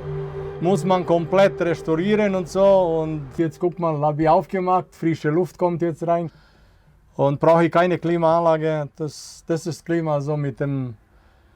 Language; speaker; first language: German; non-native, fluent; Serbian